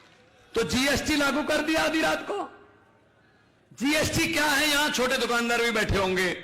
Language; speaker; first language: Hindi; non-native, local second language; Punjabi